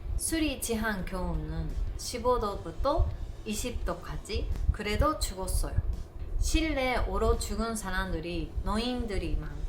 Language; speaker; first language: Korean; non-native, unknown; Japanese